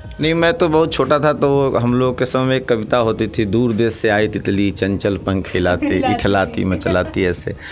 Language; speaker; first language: Hindi; native; Hindi